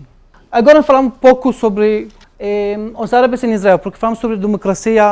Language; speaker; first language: Portuguese; non-native, fluent; Arabic